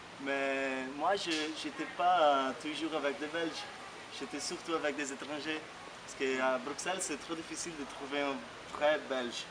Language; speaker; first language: French; non-native, fluent; Portuguese